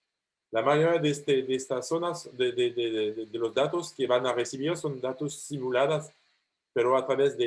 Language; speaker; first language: Spanish; non-native, fluent; French